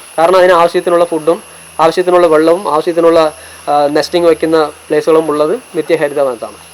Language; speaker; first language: Malayalam; non-native, local second language; Tamil